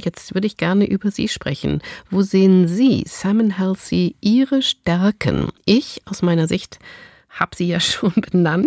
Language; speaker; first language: German; native; German